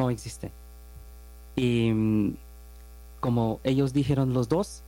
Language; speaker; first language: Spanish; non-native, learner; Bangla